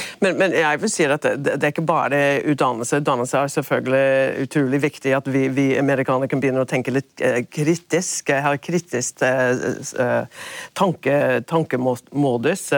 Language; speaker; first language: Norwegian; non-native, fluent; English